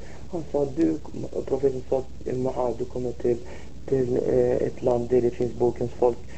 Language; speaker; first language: Swedish; non-native, fluent; Arabic